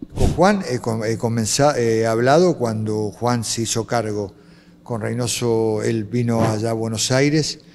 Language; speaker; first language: Spanish; native; Spanish